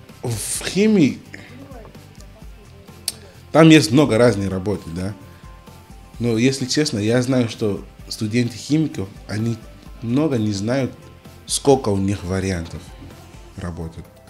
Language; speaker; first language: Russian; non-native, learner; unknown